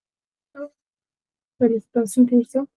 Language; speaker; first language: French; non-native, learner; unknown